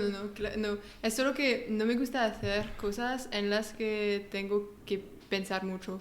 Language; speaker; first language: Spanish; non-native, learner; French